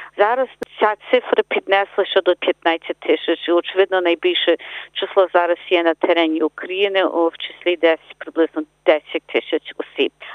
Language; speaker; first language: Ukrainian; early bilingual, heritage; Ukrainian